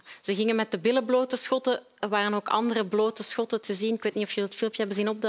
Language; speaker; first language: Dutch; native; Dutch